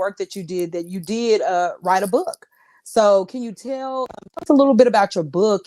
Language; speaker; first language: English; native; English